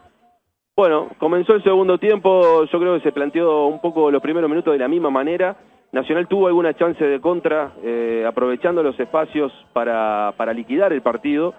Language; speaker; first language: Spanish; native; Spanish